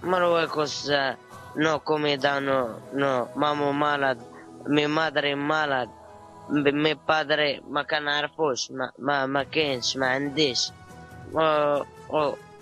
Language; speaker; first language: Spanish; non-native, learner; Arabic